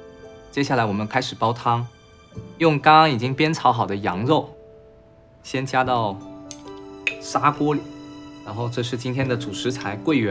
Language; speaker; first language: Chinese; native; Chinese